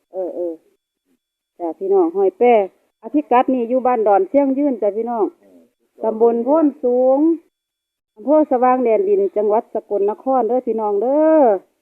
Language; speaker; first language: Thai; native; Thai